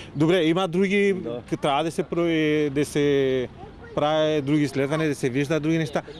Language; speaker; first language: Bulgarian; non-native, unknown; Spanish